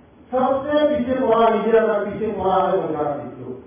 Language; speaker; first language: Hindi; non-native, local second language; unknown